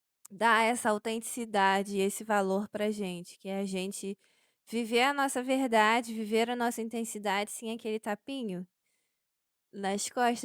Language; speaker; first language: Portuguese; native; Portuguese